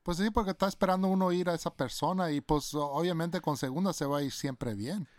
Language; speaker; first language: Spanish; early bilingual, other home language; English